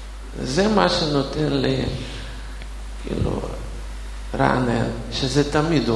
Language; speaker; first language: Hebrew; non-native, fluent; Russian